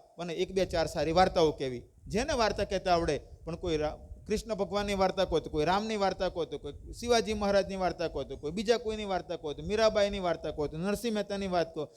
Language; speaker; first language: Gujarati; native; Gujarati